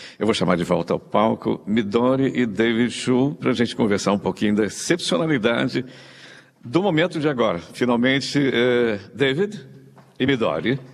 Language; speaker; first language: Portuguese; native; Portuguese